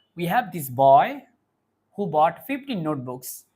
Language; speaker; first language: English; non-native, local second language; Bangla